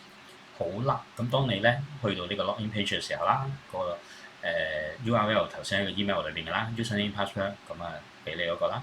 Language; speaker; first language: Cantonese; native; Cantonese